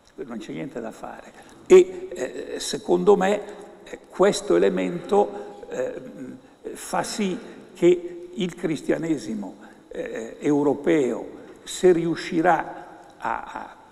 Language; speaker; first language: Italian; native; Italian